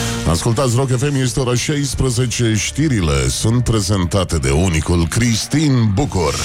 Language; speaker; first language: Romanian; native; Romanian